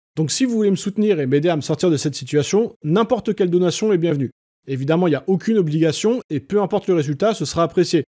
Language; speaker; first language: French; native; French